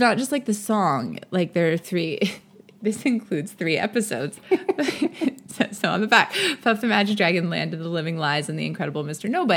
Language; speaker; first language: English; native; English